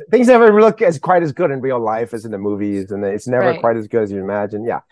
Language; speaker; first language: English; early bilingual, other home language; Chinese